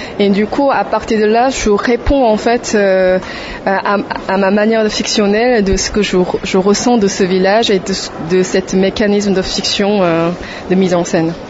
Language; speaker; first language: French; non-native, fluent; Korean